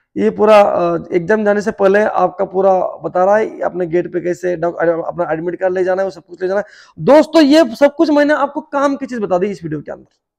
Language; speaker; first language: Hindi; non-native, local second language; Marathi